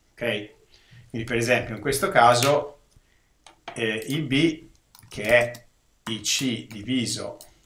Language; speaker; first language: Italian; native; Italian